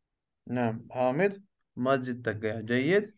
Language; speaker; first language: Arabic; non-native, fluent; Urdu